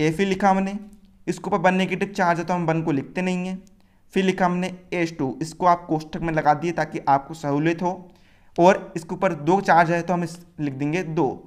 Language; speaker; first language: Hindi; native; Hindi